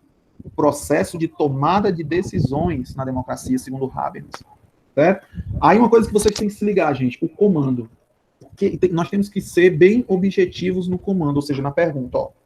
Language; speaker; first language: Portuguese; native; Portuguese